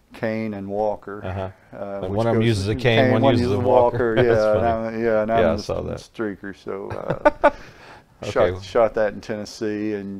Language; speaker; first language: English; native; English